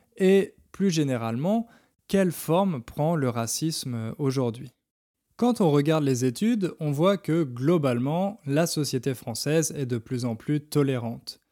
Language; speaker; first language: French; native; French